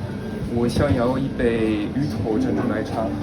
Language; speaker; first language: Chinese; non-native, learner; French